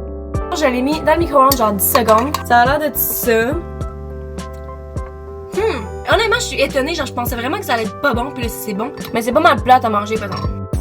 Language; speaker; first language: French; native; French